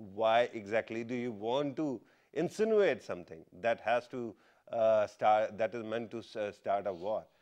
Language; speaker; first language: English; non-native, local second language; Urdu